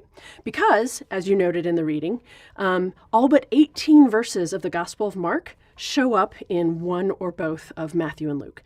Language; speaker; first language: English; native; English